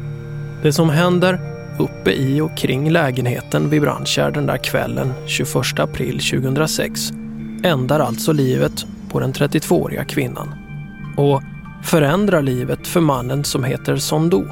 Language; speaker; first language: Swedish; native; Swedish